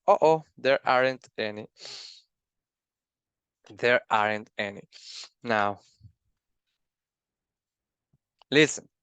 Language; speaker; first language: English; non-native, fluent; Spanish